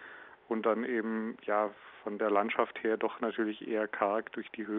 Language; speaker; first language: German; native; German